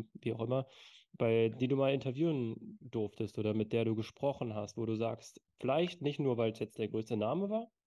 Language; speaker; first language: German; native; German